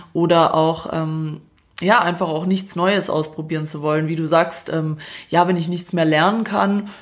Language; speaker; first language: German; non-native, fluent; Croatian